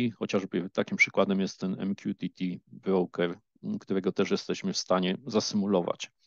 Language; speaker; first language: Polish; native; Polish